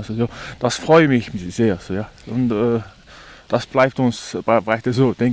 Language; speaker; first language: German; non-native, fluent; Mongolian